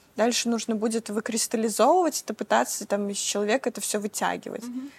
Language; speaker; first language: Russian; native; Russian